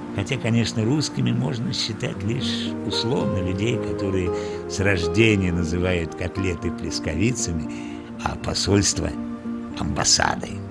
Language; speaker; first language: Russian; native; Russian